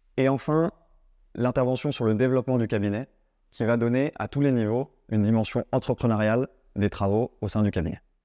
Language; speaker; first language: French; native; French